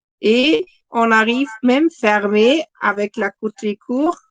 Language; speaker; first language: French; non-native, fluent; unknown